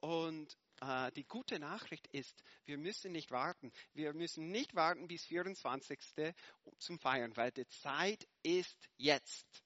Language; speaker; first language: German; non-native, fluent; English